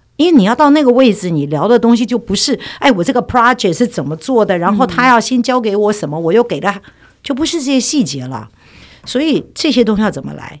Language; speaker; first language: Chinese; native; Chinese